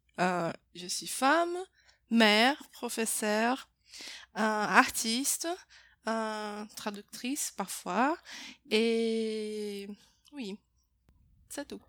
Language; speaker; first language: French; non-native, fluent; Portuguese